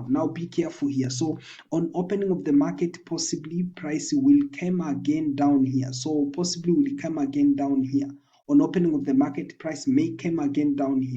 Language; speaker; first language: English; non-native, local second language; Swahili